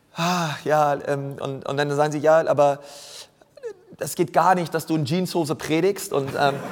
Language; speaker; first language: German; native; German